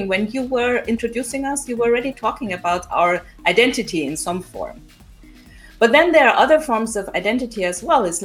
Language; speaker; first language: English; non-native, local second language; German